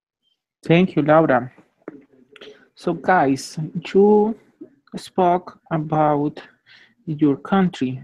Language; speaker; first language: English; non-native, fluent; Spanish